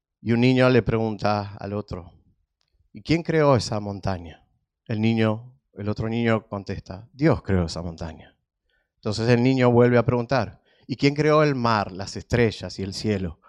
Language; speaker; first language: Spanish; native; Spanish